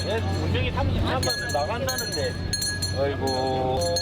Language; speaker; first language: Korean; native; Korean